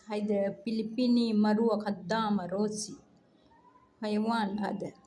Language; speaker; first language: Arabic; non-native, learner; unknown